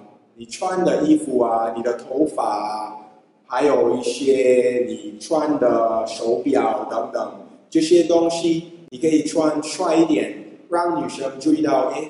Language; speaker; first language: Chinese; non-native, fluent; English